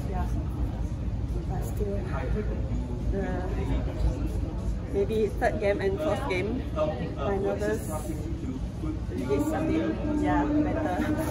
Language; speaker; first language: English; non-native, learner; Japanese